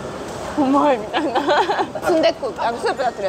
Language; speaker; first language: Japanese; native; Japanese